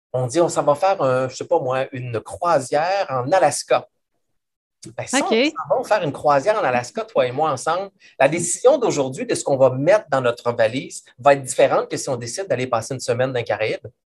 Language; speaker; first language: French; native; French